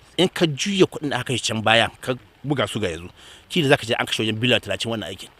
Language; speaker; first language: Hausa; native; Hausa